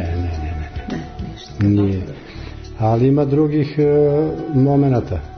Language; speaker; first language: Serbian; non-native, local second language; Gurani